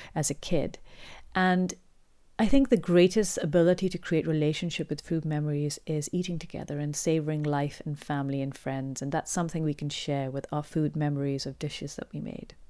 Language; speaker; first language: English; non-native, local second language; Urdu